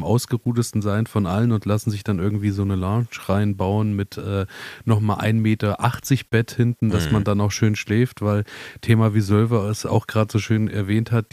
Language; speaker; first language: German; native; German